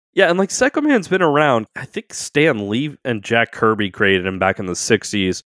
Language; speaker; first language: English; native; English